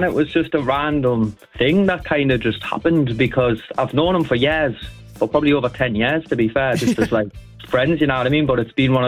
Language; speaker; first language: English; native; English